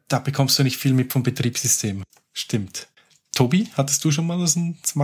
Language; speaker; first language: German; native; German